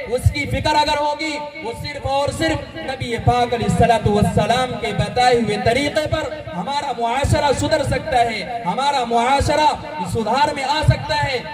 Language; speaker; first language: Urdu; native; Urdu